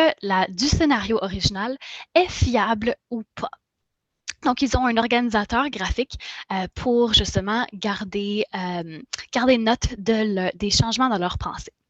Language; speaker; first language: French; native; French